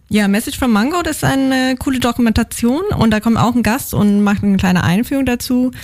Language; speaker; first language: German; non-native, fluent; English